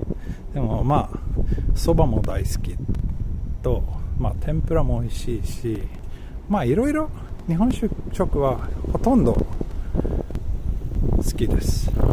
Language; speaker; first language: Japanese; non-native, learner; Swedish